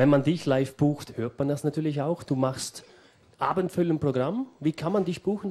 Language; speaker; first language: German; native; German